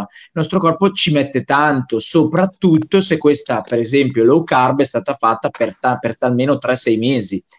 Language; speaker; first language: Italian; native; Italian